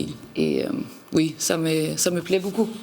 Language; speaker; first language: French; non-native, learner; Danish